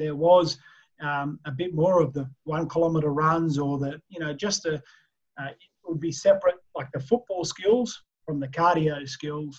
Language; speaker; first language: English; native; English